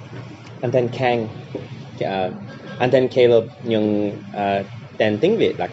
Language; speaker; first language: Vietnamese; non-native, learner; English